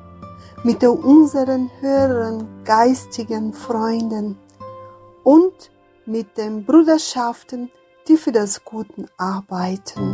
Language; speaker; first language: German; non-native, fluent; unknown